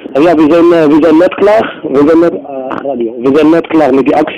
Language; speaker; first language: Dutch; non-native, learner; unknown